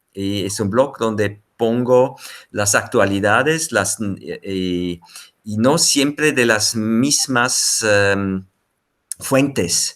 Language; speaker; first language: Spanish; non-native, fluent; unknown